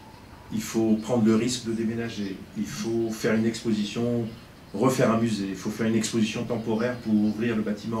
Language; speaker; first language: French; native; French